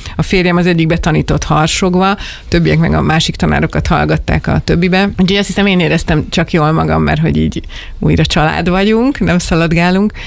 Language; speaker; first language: Hungarian; native; Hungarian